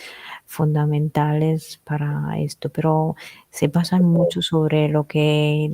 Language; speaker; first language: Spanish; non-native, fluent; Italian